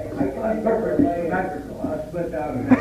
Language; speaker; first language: English; native; English